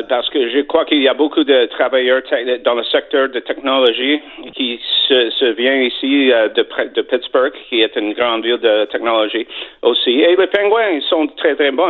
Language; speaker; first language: French; non-native, fluent; English